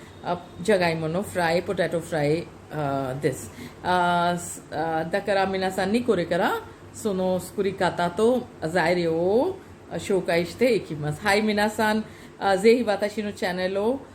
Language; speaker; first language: Japanese; non-native, fluent; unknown